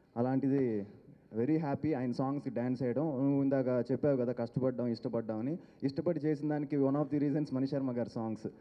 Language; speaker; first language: Telugu; native; Telugu